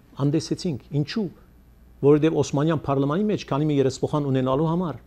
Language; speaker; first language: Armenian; early bilingual, heritage; Armenian